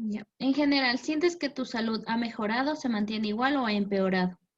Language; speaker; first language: Spanish; native; Spanish